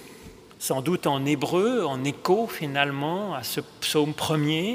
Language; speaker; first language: French; native; French